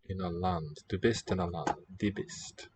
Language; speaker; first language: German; non-native, learner; English